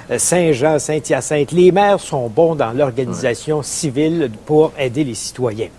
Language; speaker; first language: French; native; French